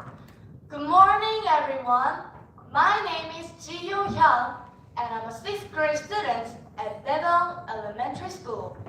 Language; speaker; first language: English; non-native, learner; Korean